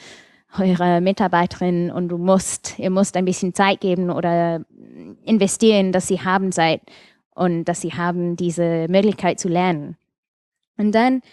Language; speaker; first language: German; non-native, fluent; English